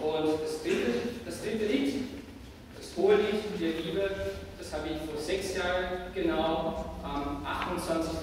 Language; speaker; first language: German; non-native, fluent; Chinese